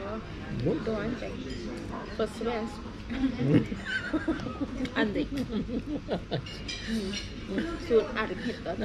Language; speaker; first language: Swedish; non-native, learner; Thai